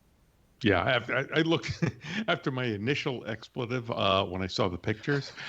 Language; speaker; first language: English; native; English